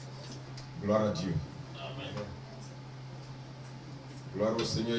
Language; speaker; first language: French; native; French